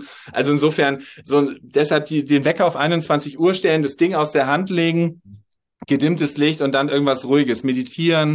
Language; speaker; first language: German; native; German